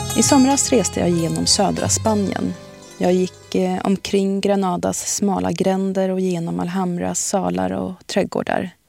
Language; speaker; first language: Swedish; early bilingual, other home language; Arabic